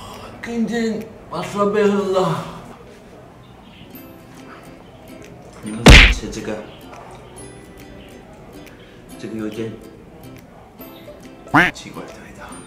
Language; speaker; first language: Chinese; non-native, fluent; Turkish